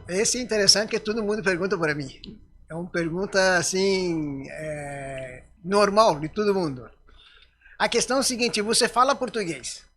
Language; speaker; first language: Portuguese; non-native, fluent; Persian